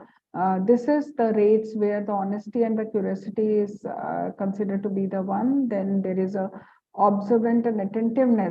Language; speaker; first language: English; non-native, local second language; Hindi